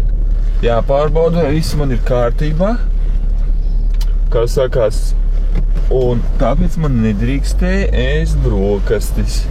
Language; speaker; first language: Latvian; native; Latvian